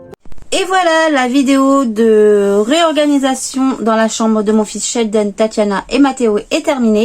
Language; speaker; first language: French; native; French